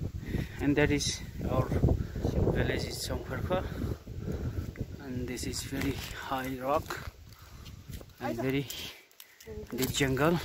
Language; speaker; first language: English; non-native, learner; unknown